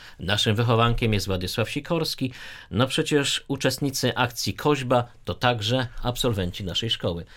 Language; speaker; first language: Polish; native; Polish